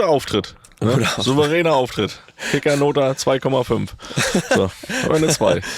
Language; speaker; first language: German; native; German